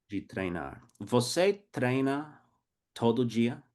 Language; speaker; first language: Portuguese; non-native, fluent; English